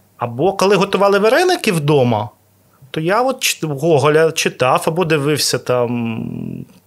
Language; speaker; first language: Ukrainian; non-native, local second language; Russian